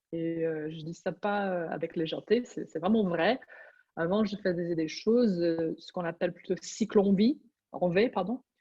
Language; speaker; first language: French; non-native, fluent; English